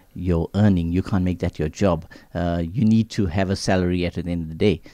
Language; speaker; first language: English; native; English